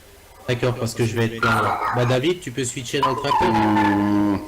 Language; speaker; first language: French; native; French